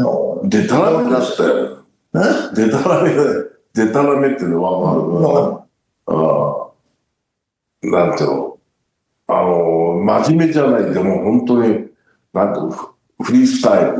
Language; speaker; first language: Japanese; native; Japanese